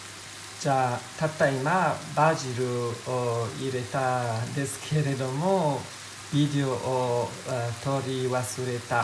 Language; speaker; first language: Japanese; non-native, learner; Italian